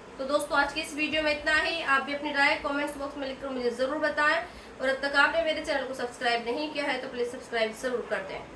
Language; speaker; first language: Hindi; native; Hindi